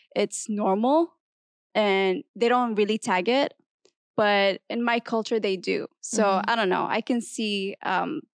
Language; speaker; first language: English; non-native, fluent; Arabic